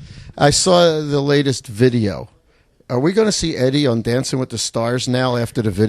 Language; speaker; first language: English; native; English